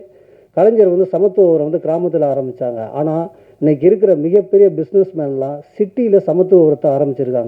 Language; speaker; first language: Tamil; native; Tamil